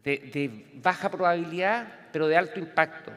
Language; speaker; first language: Spanish; native; Spanish